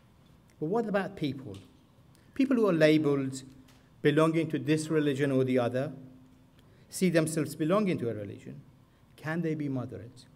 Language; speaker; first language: English; non-native, fluent; Persian